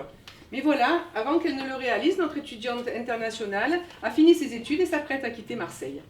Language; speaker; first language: French; native; French